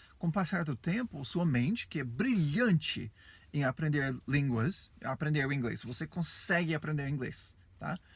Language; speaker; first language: Portuguese; non-native, fluent; English